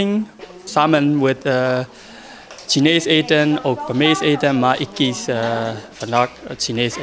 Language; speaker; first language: Dutch; non-native, learner; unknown